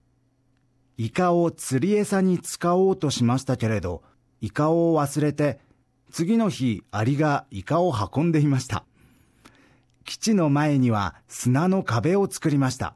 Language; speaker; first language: Japanese; native; Japanese